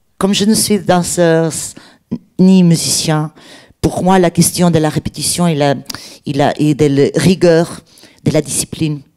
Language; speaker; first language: French; non-native, learner; Portuguese